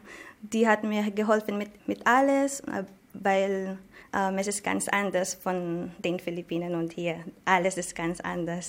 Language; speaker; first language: German; non-native, learner; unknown